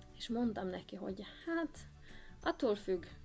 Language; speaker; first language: Hungarian; non-native, learner; Swedish